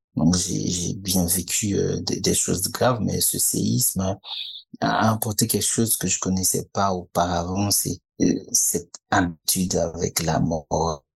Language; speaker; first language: French; native; French